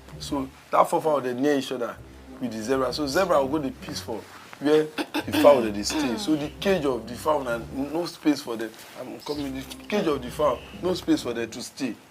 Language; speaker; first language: Nigerian Pidgin; native; Nigerian Pidgin